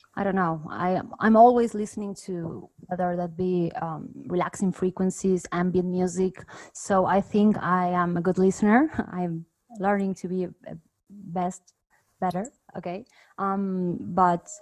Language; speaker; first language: English; non-native, fluent; Spanish